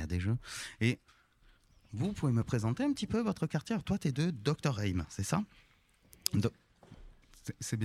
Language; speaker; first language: French; native; French